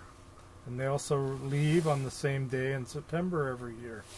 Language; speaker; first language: English; native; English